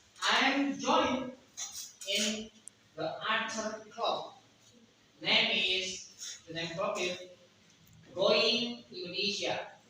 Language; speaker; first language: English; non-native, learner; Indonesian